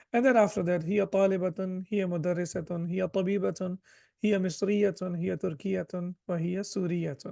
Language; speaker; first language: Arabic; non-native, fluent; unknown